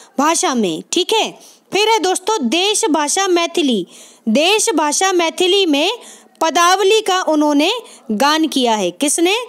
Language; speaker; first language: Hindi; native; Hindi